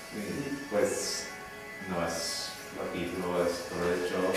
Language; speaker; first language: Spanish; non-native, learner; English